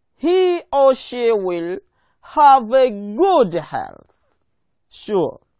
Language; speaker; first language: English; non-native, local second language; Swahili